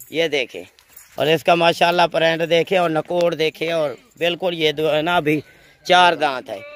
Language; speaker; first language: Urdu; non-native, local second language; Punjabi